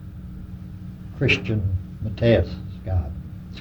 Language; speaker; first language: English; native; English